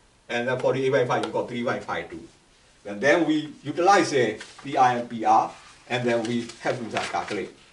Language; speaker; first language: English; non-native, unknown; Burmese